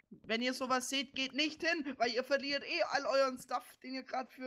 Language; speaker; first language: German; native; German